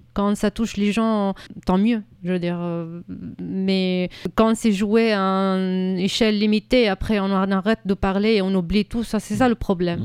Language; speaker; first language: French; non-native, fluent; Arabic